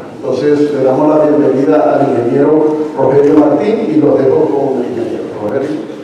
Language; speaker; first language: Spanish; native; Spanish